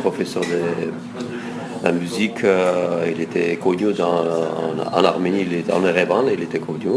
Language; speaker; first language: French; non-native, fluent; Russian